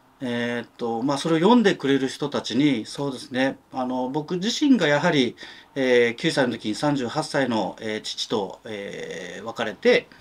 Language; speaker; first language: Japanese; native; Japanese